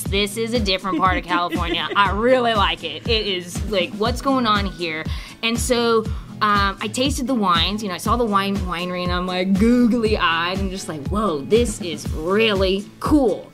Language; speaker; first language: English; native; English